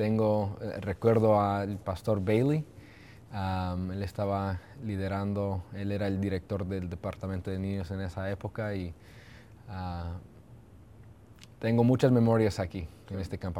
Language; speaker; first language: Spanish; early bilingual, heritage; Spanish